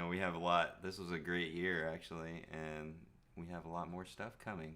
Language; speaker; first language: English; native; English